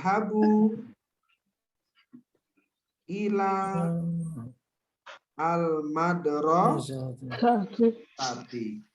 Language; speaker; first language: Arabic; non-native, fluent; Indonesian